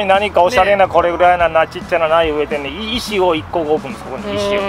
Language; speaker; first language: Japanese; native; Japanese